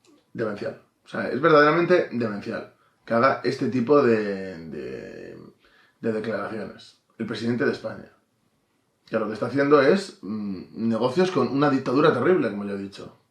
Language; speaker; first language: Spanish; native; Spanish